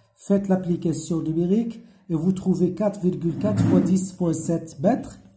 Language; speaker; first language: French; non-native, local second language; Arabic